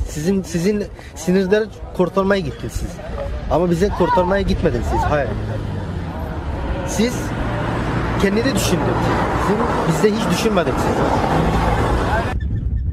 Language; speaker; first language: Turkish; non-native, learner; Arabic